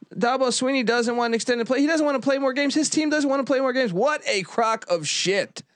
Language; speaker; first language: English; native; English